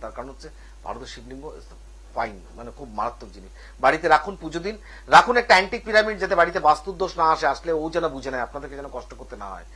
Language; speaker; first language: Bangla; native; Bangla